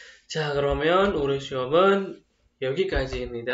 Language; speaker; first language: Korean; non-native, fluent; Indonesian